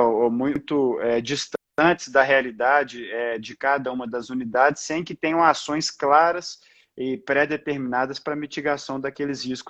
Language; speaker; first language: Portuguese; native; Portuguese